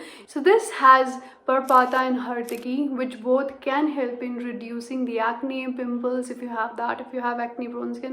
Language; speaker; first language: English; non-native, local second language; Hindi